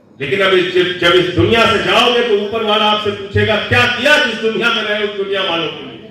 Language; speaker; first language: Hindi; native; Hindi